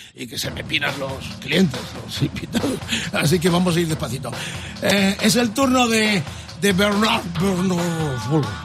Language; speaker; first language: Spanish; native; Spanish